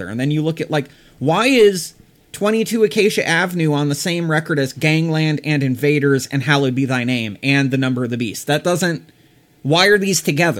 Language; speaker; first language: English; native; English